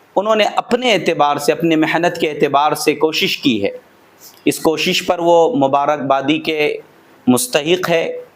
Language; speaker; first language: Urdu; native; Urdu